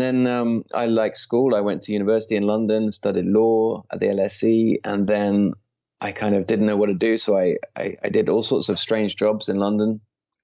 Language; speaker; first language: English; native; English